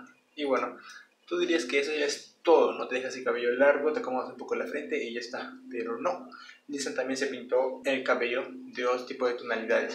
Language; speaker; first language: Spanish; native; Spanish